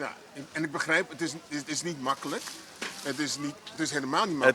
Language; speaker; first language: Dutch; native; Dutch